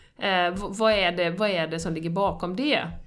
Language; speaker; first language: Swedish; native; Swedish